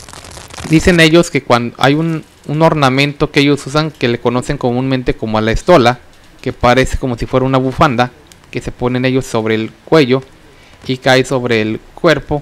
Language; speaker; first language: Spanish; native; Spanish